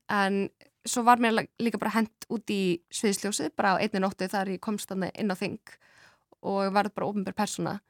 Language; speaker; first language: Icelandic; early bilingual, other home language; Kurdish